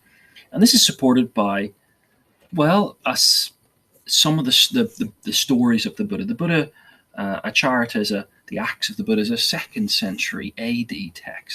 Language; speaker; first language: English; native; English